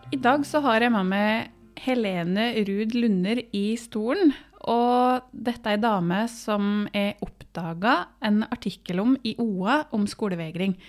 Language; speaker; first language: Norwegian; native; Norwegian